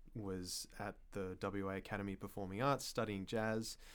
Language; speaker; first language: English; native; English